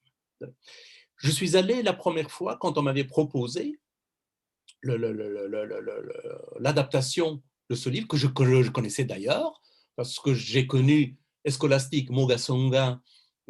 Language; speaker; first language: French; non-native, fluent; Persian